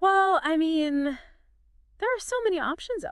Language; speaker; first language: English; native; English